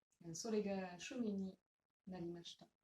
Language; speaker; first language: Japanese; non-native, learner; French